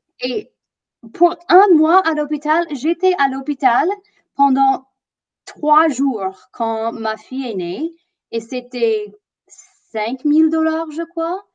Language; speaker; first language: French; non-native, fluent; English